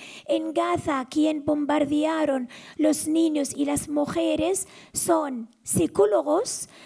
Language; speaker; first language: Spanish; non-native, fluent; Arabic